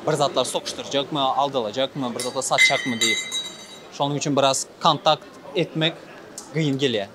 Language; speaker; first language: Turkish; non-native, learner; Turkmen